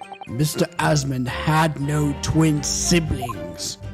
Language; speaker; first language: English; native; English